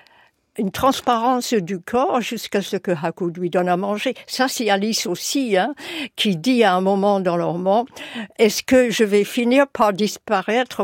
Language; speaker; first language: French; non-native, fluent; English